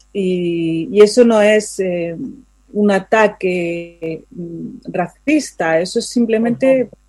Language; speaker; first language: Spanish; native; Spanish